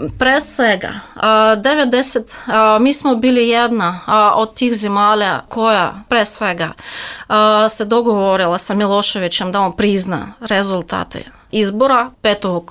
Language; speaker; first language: Serbian; non-native, fluent; Russian